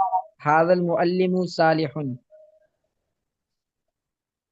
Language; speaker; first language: Arabic; non-native, learner; Urdu